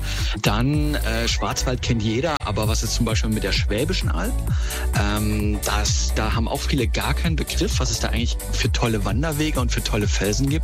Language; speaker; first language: German; native; German